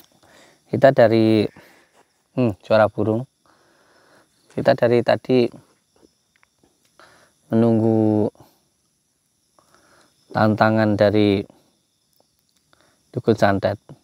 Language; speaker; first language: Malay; non-native, local second language; Javanese